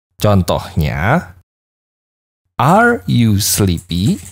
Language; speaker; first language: English; non-native, fluent; Indonesian